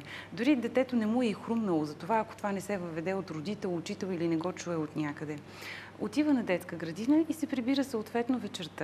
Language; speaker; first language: Bulgarian; native; Bulgarian